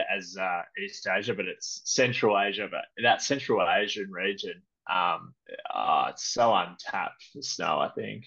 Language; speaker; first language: English; native; English